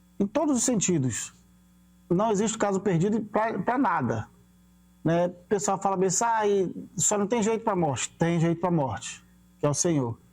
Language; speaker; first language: Portuguese; native; Portuguese